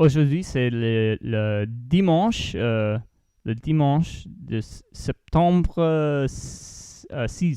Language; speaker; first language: French; non-native, learner; English